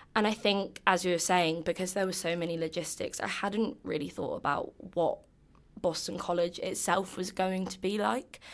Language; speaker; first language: English; native; English